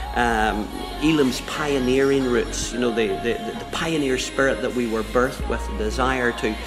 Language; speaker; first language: English; native; English